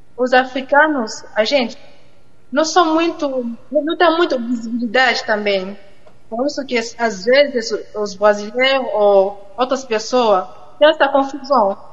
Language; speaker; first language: Portuguese; non-native, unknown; French